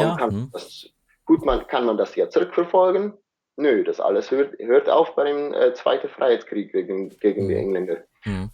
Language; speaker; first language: German; non-native, fluent; Afrikaans